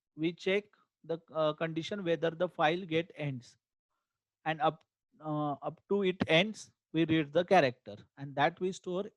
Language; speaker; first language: English; non-native, local second language; Marathi